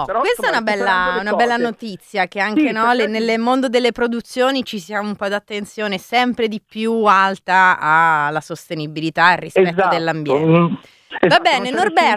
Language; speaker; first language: Italian; native; Italian